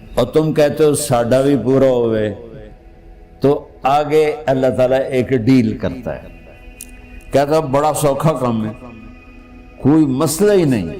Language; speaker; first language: Urdu; non-native, local second language; Punjabi